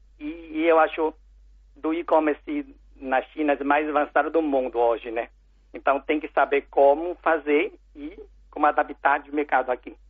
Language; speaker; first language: Portuguese; non-native, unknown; Chinese